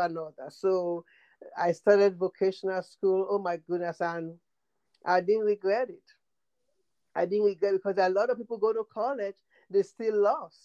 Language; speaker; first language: English; non-native, local second language; Krio